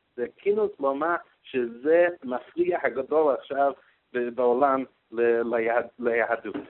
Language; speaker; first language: Hebrew; non-native, learner; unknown